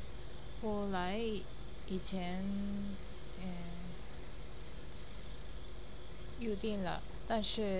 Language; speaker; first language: Chinese; non-native, learner; Japanese